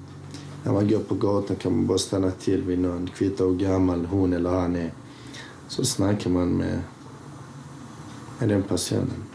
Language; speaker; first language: Swedish; early bilingual, other home language; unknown